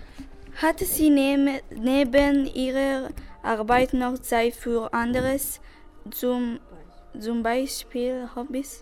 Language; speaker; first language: German; non-native, learner; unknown